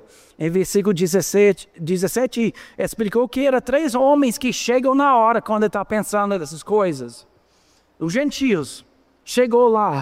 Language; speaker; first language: Portuguese; non-native, fluent; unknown